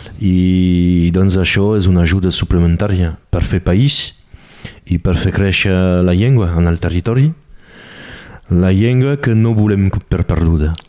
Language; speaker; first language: Catalan; non-native, local second language; French